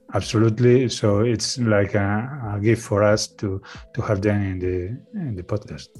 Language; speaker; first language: English; non-native, learner; Spanish